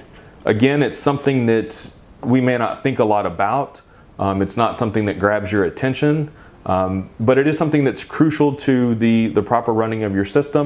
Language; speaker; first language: English; native; English